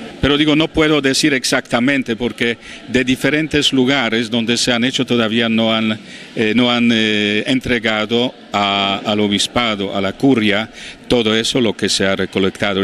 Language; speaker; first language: Spanish; non-native, fluent; Polish